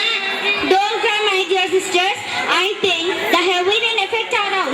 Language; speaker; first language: English; non-native, learner; Telugu